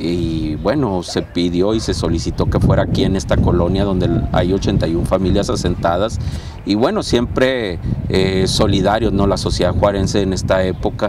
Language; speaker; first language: Spanish; native; Spanish